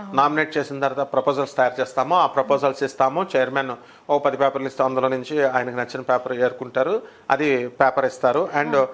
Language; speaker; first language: Telugu; native; Telugu